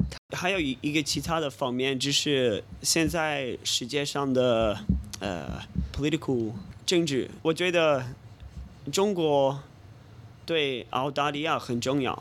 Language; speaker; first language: Chinese; non-native, fluent; English